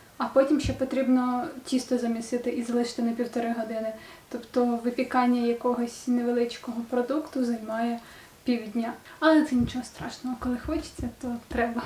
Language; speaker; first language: Ukrainian; native; Ukrainian